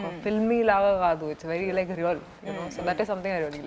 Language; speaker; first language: Telugu; non-native, fluent; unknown